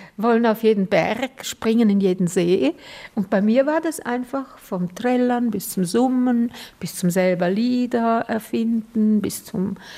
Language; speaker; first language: German; native; German